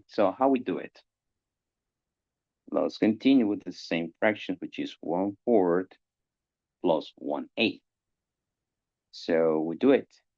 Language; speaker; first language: English; non-native, fluent; Spanish